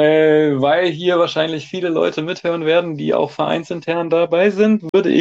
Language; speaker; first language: German; native; German